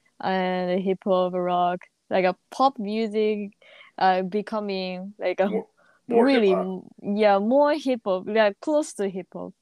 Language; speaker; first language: English; non-native, learner; Japanese